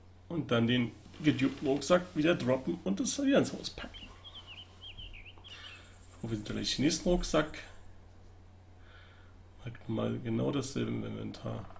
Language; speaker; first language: German; native; German